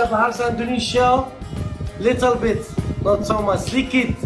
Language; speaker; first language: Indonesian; non-native, learner; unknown